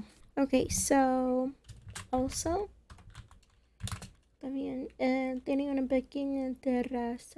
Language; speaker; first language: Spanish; non-native, fluent; English